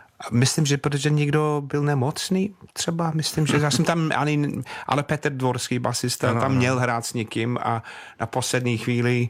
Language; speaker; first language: Czech; non-native, fluent; English